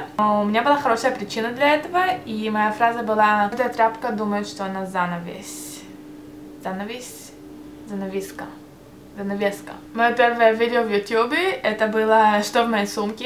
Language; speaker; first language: Russian; early bilingual, heritage; Russian